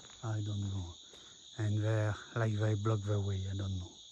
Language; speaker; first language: English; non-native, learner; French